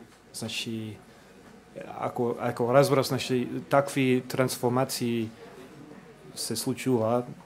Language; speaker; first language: Macedonian; non-native, fluent; English